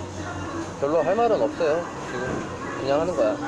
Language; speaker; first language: Korean; native; Korean